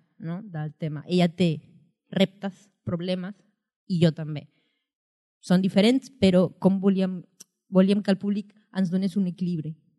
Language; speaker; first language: Catalan; non-native, fluent; Spanish